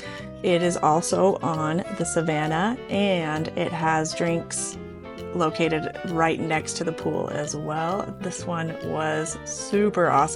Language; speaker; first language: English; native; English